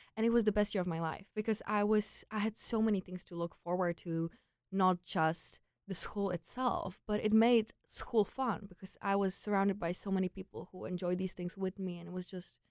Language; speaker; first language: English; non-native, fluent; Czech